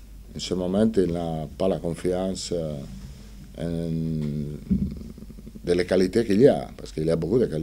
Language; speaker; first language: French; non-native, fluent; Italian